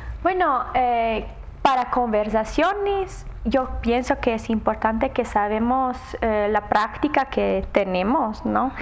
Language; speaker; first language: Spanish; non-native, learner; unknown